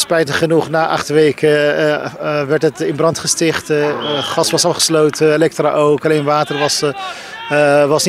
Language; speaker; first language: Dutch; early bilingual, other home language; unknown